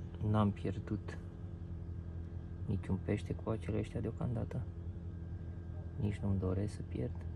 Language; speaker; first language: Romanian; native; Romanian